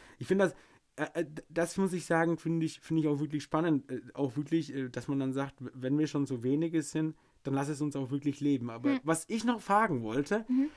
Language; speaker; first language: German; native; German